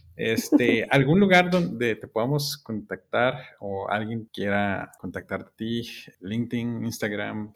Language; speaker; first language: Spanish; native; Spanish